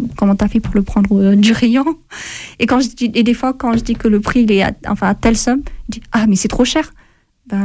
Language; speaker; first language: French; non-native, fluent; Amharic